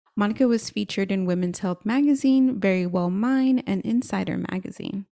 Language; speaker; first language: English; native; English